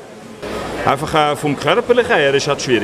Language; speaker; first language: German; native; German